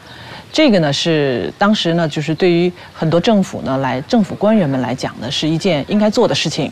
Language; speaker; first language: Chinese; native; Chinese